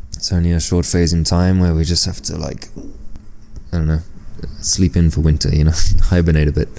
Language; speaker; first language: English; early bilingual, other home language; French